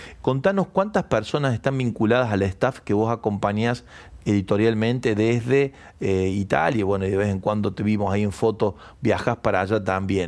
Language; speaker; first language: Spanish; native; Spanish